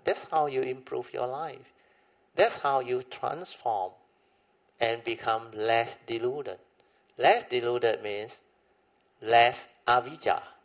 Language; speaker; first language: English; non-native, local second language; Min Nan Chinese